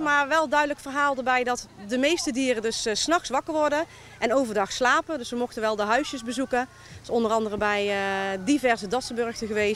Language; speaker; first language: Dutch; native; Dutch